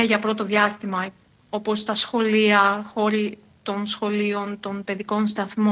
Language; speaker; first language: Greek; non-native, fluent; Ukrainian